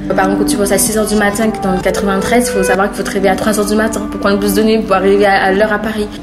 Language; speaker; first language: French; native; French